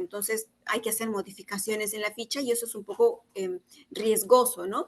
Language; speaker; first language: Spanish; native; Spanish